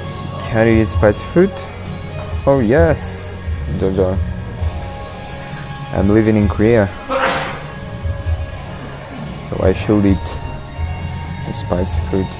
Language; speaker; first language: English; non-native, learner; Russian